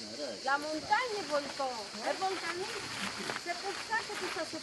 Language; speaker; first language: French; non-native, learner; Greek